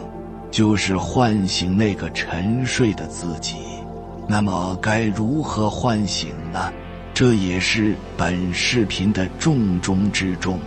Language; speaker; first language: Chinese; native; Chinese